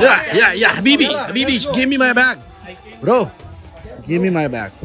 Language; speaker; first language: English; non-native, learner; Punjabi